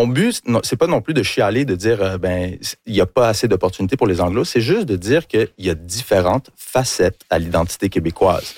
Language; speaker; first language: French; early bilingual, other home language; English